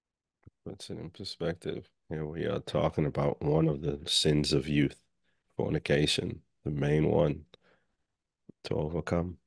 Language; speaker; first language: English; native; English